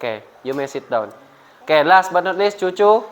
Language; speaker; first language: English; non-native, fluent; Indonesian